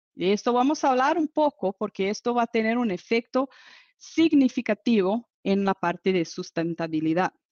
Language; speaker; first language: Spanish; non-native, fluent; Portuguese